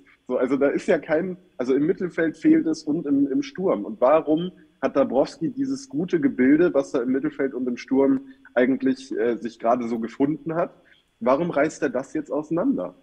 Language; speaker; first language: German; native; German